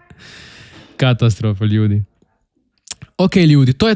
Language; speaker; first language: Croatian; non-native, learner; Portuguese